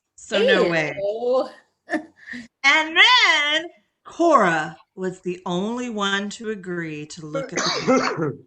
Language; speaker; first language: English; native; English